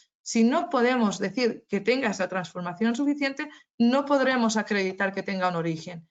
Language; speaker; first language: Spanish; native; Spanish